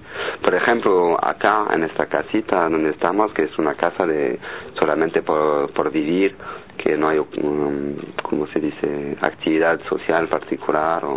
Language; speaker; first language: Spanish; non-native, fluent; French